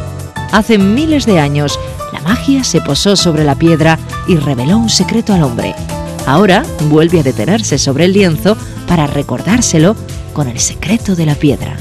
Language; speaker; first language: Spanish; native; Spanish